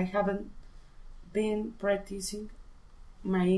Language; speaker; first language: English; non-native, learner; Spanish